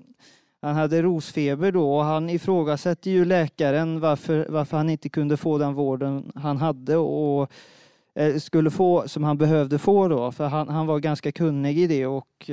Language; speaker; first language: Swedish; native; Swedish